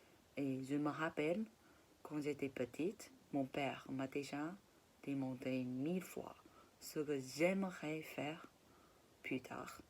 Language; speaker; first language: French; non-native, fluent; Chinese